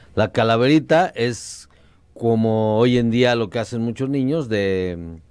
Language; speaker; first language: Spanish; native; Spanish